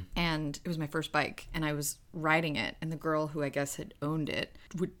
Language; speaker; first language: English; early bilingual, other home language; Russian